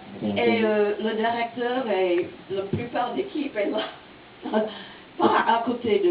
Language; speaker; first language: French; non-native, fluent; English